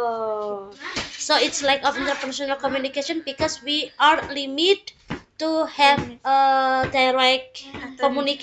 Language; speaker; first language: English; non-native, learner; Indonesian